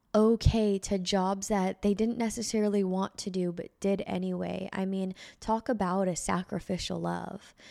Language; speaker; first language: English; early bilingual, other home language; Filipino